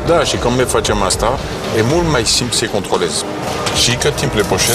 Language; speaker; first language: Romanian; non-native, learner; French